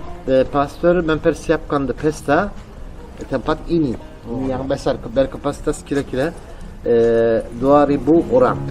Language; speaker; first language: Indonesian; non-native, learner; Turkish